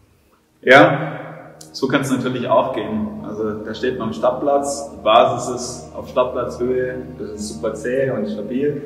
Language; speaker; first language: German; native; German